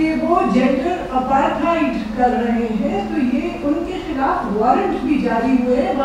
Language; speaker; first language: Urdu; native; Urdu